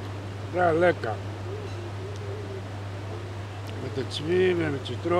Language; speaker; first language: German; non-native, learner; Greek